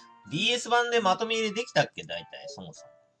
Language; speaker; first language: Japanese; native; Japanese